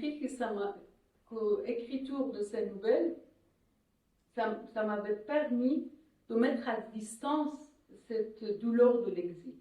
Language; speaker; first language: French; non-native, fluent; Persian